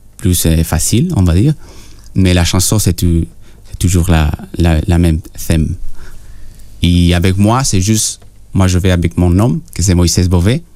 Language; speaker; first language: French; non-native, fluent; Spanish